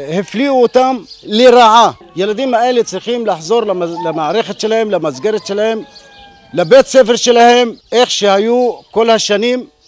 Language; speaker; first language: Hebrew; non-native, local second language; Arabic